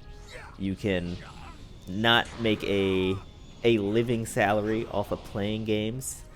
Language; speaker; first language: English; native; English